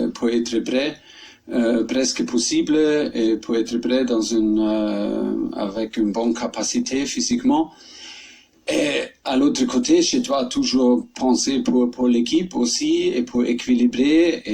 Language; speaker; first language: French; non-native, learner; German